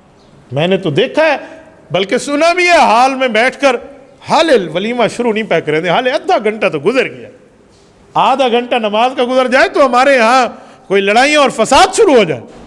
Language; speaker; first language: Urdu; native; Urdu